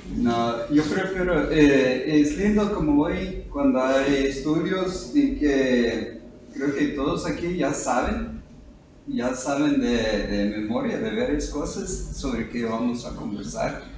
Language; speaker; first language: Spanish; non-native, fluent; English